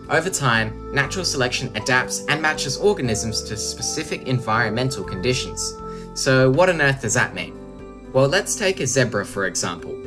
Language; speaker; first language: English; native; English